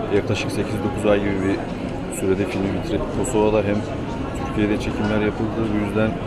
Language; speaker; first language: Turkish; native; Turkish